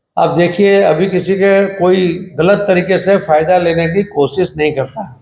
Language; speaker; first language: Hindi; non-native, local second language; Gujarati